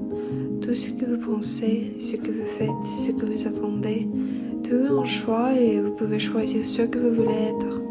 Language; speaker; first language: French; non-native, fluent; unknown